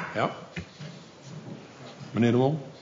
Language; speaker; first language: Dutch; native; Dutch